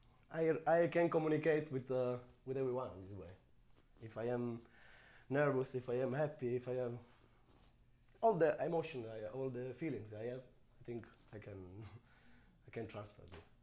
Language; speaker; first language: English; non-native, learner; Italian